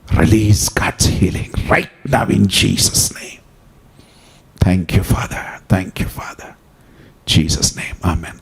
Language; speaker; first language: English; non-native, local second language; Telugu